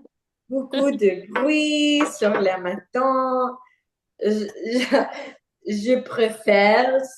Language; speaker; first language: French; non-native, learner; English